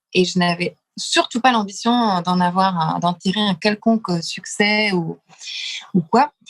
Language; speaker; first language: French; early bilingual, other home language; Lithuanian